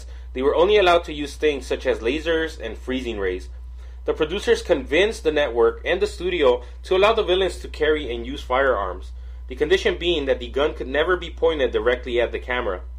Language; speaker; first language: English; native; English